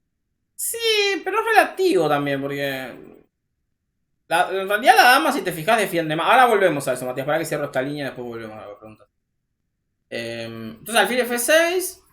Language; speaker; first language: Spanish; native; Spanish